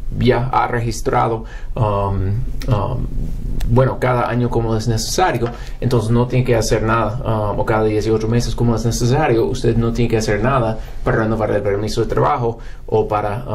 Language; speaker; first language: Spanish; non-native, fluent; English